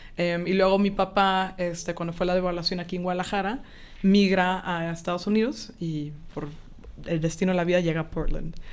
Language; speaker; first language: Spanish; native; Spanish